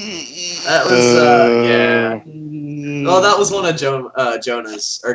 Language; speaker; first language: English; native; English